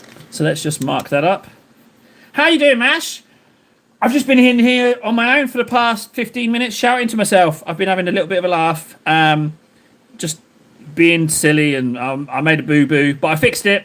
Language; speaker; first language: English; native; English